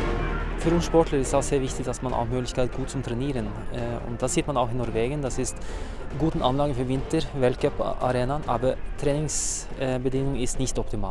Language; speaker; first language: German; non-native, fluent; Norwegian